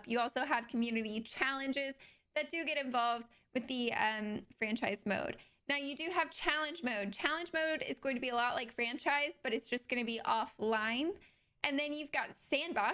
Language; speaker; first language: English; native; English